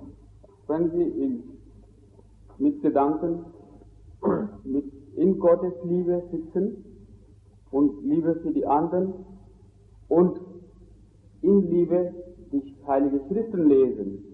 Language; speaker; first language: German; non-native, fluent; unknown